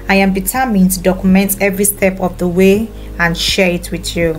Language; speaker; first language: English; non-native, local second language; Yoruba